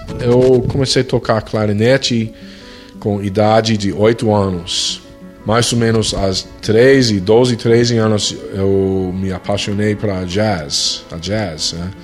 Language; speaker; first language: Portuguese; non-native, fluent; English